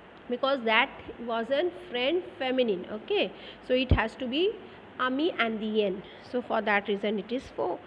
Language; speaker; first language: English; non-native, local second language; Marathi